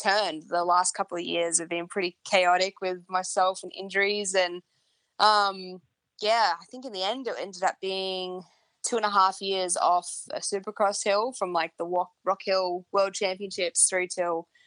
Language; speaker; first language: English; native; English